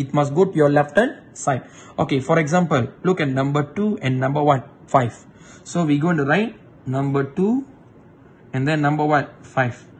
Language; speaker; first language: English; non-native, local second language; Malay